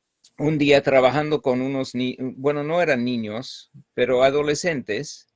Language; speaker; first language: Spanish; non-native, fluent; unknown